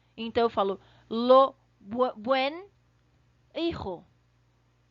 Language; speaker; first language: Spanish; non-native, fluent; Portuguese